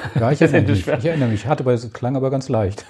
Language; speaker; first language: German; native; German